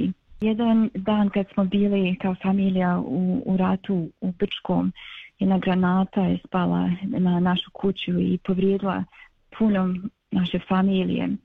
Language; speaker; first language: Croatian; early bilingual, other home language; Bosnian